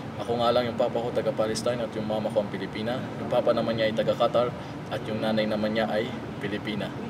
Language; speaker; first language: Filipino; native; Filipino